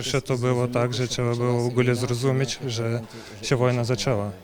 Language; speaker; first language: Polish; non-native, learner; Ukrainian